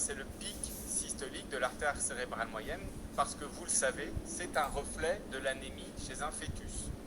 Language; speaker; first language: French; native; French